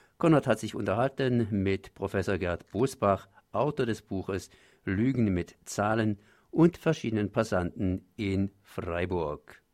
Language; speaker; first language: German; native; German